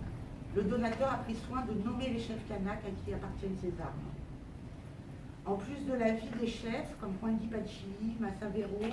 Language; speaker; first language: French; native; French